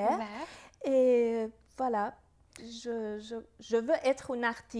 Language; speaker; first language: French; non-native, fluent; Persian